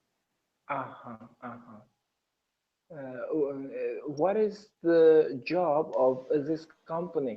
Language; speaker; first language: English; non-native, learner; Persian